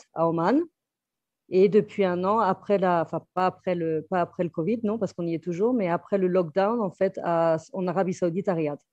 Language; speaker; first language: French; native; French